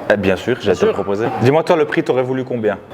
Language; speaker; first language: French; native; French